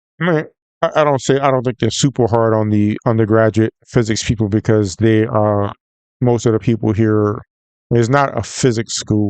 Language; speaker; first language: English; native; English